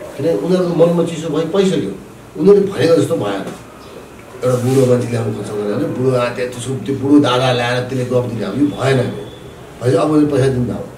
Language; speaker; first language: Nepali; non-native, local second language; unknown